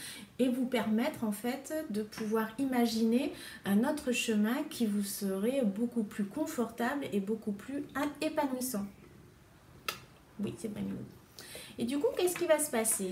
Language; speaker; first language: French; native; French